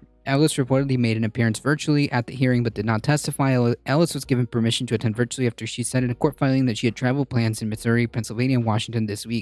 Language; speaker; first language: English; native; English